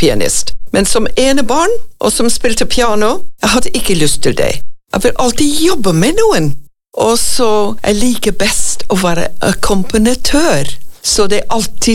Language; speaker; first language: Norwegian; non-native, fluent; English